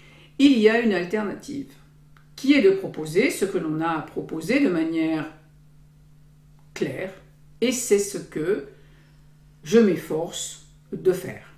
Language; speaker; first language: French; native; French